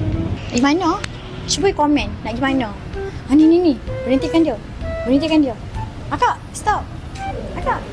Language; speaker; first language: Malay; native; Malay